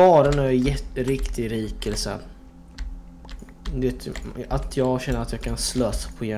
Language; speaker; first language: Swedish; non-native, fluent; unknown